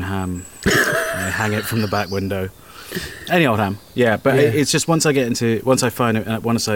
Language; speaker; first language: English; native; English